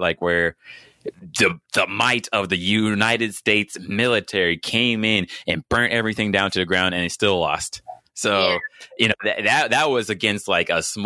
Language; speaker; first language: English; native; English